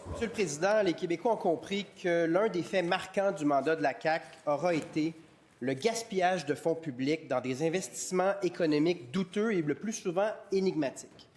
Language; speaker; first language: French; native; French